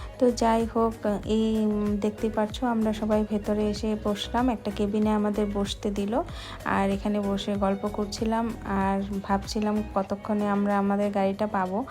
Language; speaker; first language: Bangla; native; Bangla